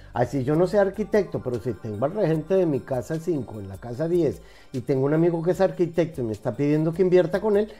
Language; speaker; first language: Spanish; native; Spanish